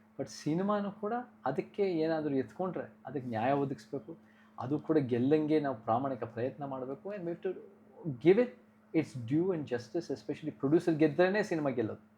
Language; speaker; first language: Kannada; early bilingual, heritage; Kannada